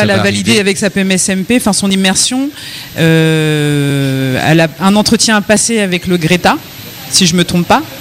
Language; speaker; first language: French; native; French